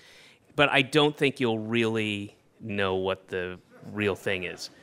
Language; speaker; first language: English; native; English